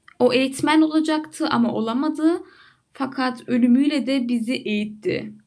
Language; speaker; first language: Turkish; early bilingual, heritage; Turkish